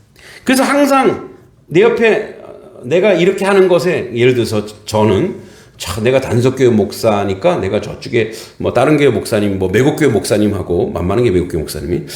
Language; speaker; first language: Korean; native; Korean